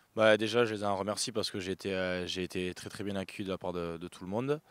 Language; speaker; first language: French; native; French